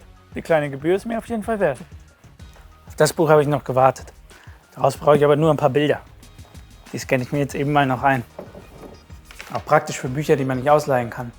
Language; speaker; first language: German; native; German